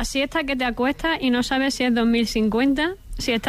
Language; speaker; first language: Spanish; native; Spanish